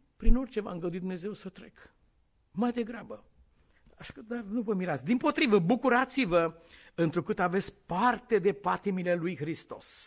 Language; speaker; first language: Romanian; native; Romanian